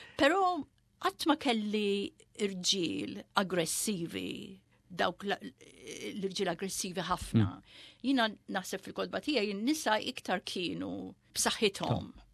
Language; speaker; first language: Maltese; early bilingual, heritage; Maltese